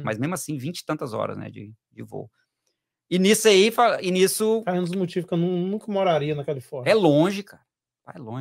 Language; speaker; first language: Portuguese; native; Portuguese